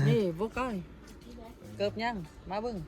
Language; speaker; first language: Vietnamese; native; Vietnamese